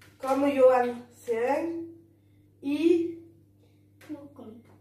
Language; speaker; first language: French; native; French